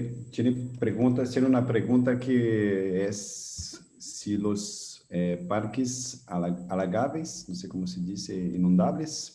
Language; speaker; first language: Spanish; non-native, fluent; Portuguese